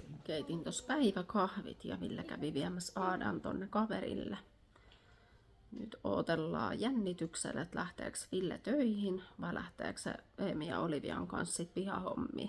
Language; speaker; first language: Finnish; native; Finnish